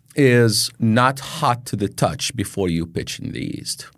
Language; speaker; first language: English; non-native, fluent; Arabic